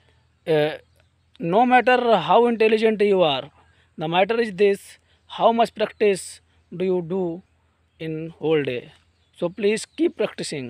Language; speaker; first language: English; non-native, learner; Hindi